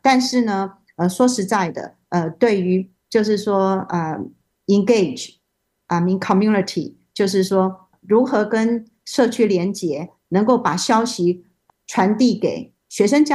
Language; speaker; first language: Chinese; native; Chinese